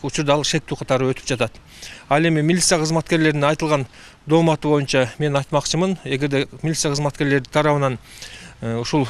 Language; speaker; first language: Kyrgyz; native; Kyrgyz